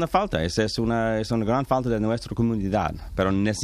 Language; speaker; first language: Spanish; non-native, learner; English